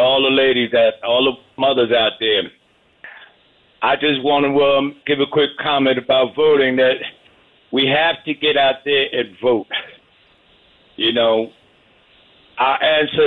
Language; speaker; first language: English; native; English